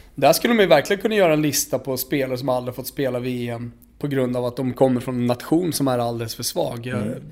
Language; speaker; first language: Swedish; native; Swedish